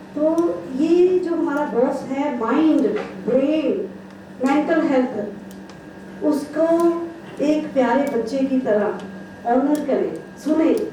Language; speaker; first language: Hindi; non-native, local second language; Punjabi